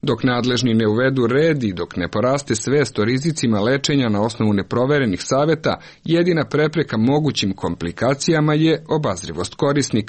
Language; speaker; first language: Serbian; native; Serbian